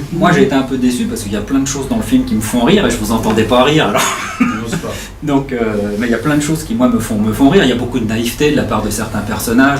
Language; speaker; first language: French; native; French